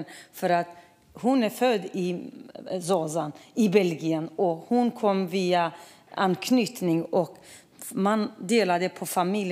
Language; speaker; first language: Swedish; non-native, fluent; Kurdish